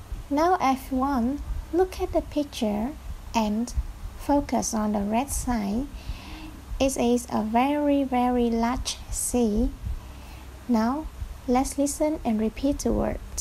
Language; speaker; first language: English; non-native, fluent; Vietnamese